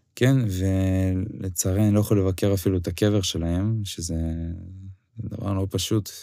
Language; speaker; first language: Hebrew; non-native, fluent; Ukrainian